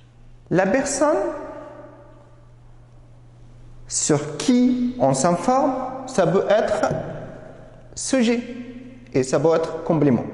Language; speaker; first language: French; non-native, fluent; Arabic